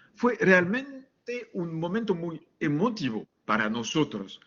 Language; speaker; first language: Spanish; non-native, fluent; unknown